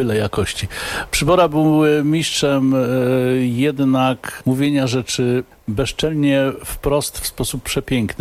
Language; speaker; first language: Polish; native; Polish